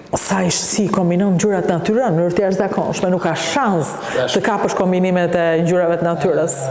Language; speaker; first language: Albanian; native; Albanian